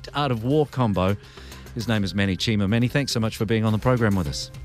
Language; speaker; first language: English; native; English